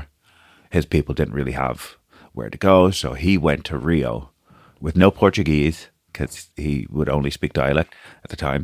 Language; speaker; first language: English; early bilingual, other home language; Portuguese